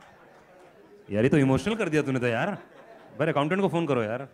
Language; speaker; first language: Hindi; native; Hindi